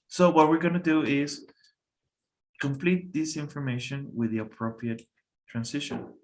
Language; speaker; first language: English; non-native, fluent; Spanish